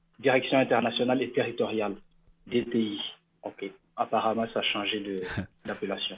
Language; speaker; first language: French; non-native, local second language; Mossi